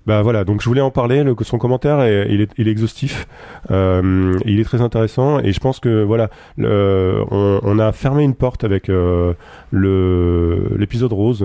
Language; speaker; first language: French; native; French